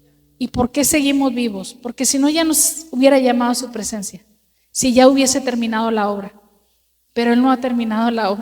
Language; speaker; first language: Spanish; native; Spanish